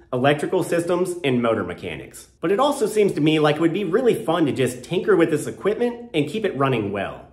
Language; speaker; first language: English; native; English